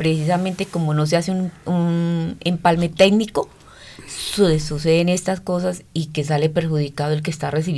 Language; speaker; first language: Spanish; native; Spanish